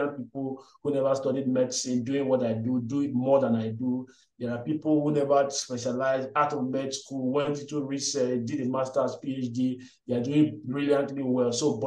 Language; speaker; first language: English; non-native, local second language; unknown